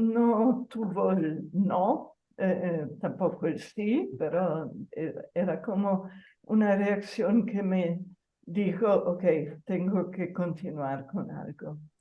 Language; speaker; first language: Spanish; non-native, fluent; Italian